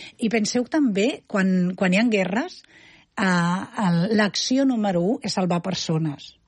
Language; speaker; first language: Catalan; native; Catalan